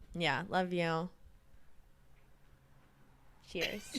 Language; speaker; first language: English; native; English